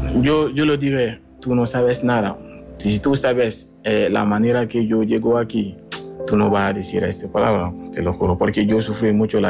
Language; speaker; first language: Spanish; non-native, learner; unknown